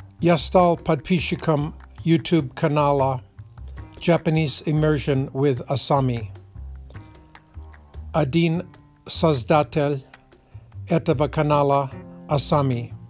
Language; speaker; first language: Russian; non-native, learner; Czech